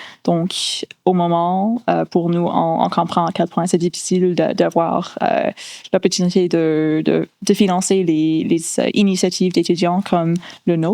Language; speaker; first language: French; non-native, local second language; English